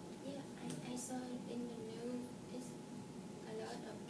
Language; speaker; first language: English; non-native, learner; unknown